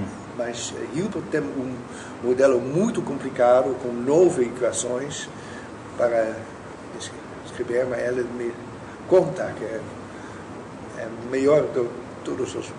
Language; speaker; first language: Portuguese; non-native, learner; Dutch